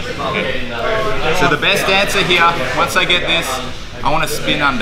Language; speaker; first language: English; native; English